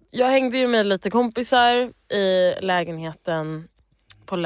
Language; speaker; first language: Swedish; early bilingual, heritage; English